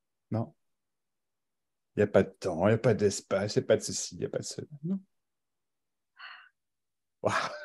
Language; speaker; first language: French; native; French